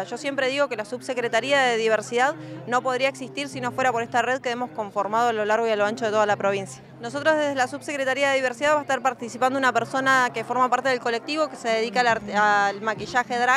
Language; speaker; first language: Spanish; native; Spanish